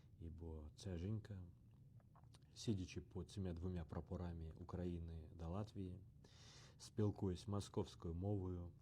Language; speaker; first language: Ukrainian; non-native, learner; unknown